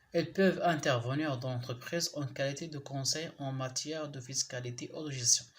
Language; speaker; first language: French; non-native, local second language; Arabic